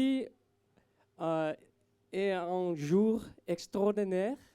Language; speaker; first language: French; non-native, learner; English